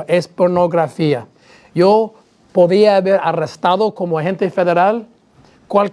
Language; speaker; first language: Spanish; non-native, fluent; English